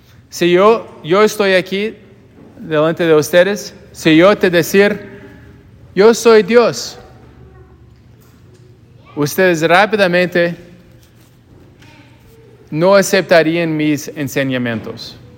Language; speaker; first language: Spanish; non-native, fluent; English